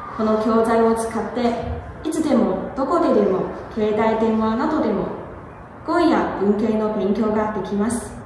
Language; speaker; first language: Japanese; non-native, learner; Chinese